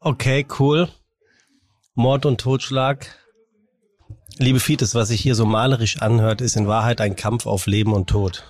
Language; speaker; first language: German; native; German